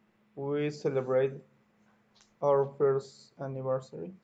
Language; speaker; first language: English; non-native, learner; Spanish